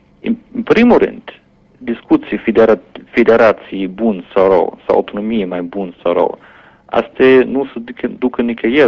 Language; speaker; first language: Romanian; non-native, fluent; German